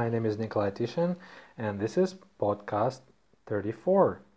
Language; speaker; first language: English; non-native, fluent; Russian